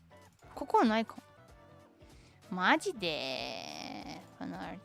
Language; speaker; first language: Japanese; non-native, learner; Russian